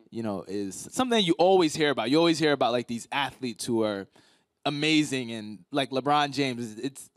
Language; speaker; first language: English; native; English